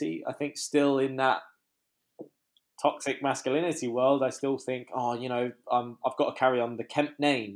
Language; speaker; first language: English; native; English